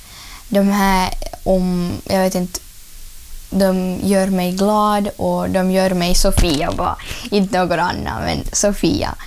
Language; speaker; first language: Swedish; non-native, learner; Russian